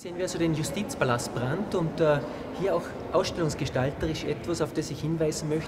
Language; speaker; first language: German; native; German